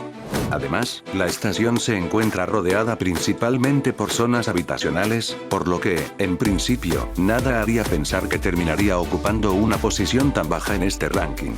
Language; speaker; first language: Spanish; native; Spanish